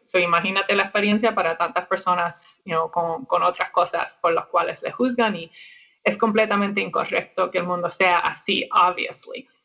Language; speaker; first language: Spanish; non-native, fluent; English